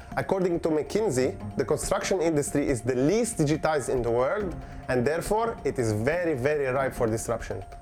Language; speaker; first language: English; non-native, fluent; Arabic